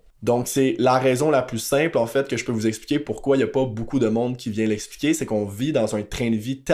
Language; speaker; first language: French; native; French